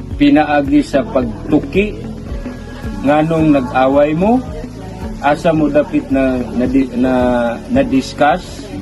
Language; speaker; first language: Cebuano; non-native, local second language; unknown